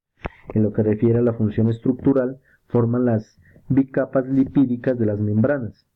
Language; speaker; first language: Spanish; native; Spanish